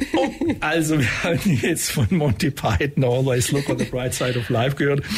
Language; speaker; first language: German; native; German